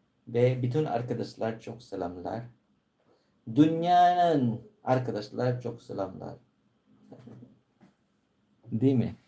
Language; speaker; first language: Turkish; non-native, learner; Filipino